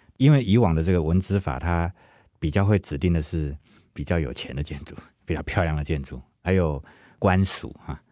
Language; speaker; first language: Chinese; non-native, local second language; Hakka Chinese